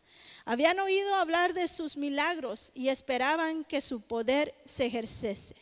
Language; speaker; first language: Spanish; native; Spanish